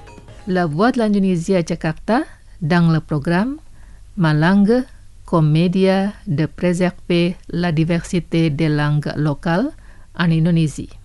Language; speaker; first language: French; non-native, fluent; Indonesian